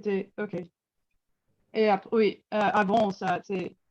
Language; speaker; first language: French; non-native, learner; English